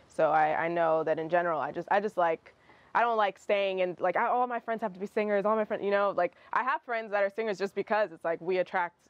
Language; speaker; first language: English; early bilingual, other home language; Russian